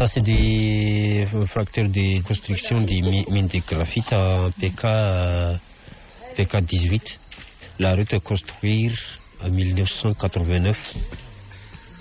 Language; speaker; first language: French; non-native, local second language; Malagasy